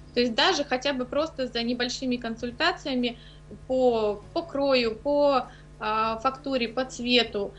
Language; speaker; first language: Russian; native; Russian